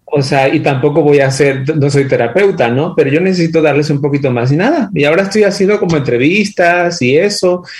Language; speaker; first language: Spanish; native; Spanish